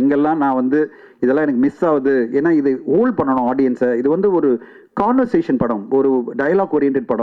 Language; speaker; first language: Tamil; native; Tamil